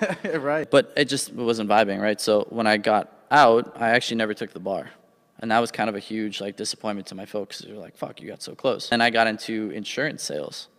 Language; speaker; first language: English; native; English